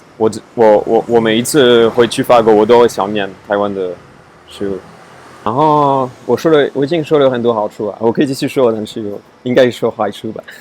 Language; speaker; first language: Chinese; non-native, fluent; French